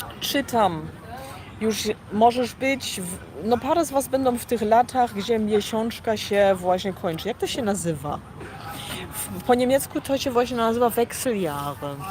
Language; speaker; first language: Polish; early bilingual, heritage; Polish